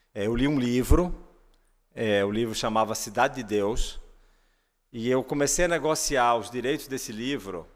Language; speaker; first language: Portuguese; native; Portuguese